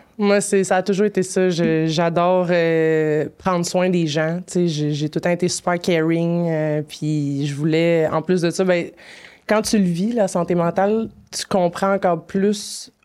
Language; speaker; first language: French; native; French